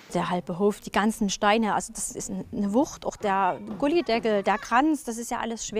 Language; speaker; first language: German; native; German